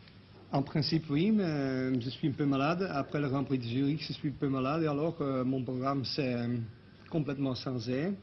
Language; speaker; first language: French; non-native, local second language; Dutch